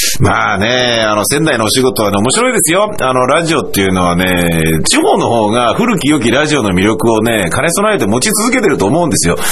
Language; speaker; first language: Japanese; native; Japanese